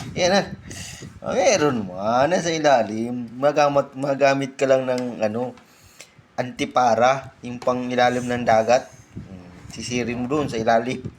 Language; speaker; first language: Filipino; non-native, local second language; Bikol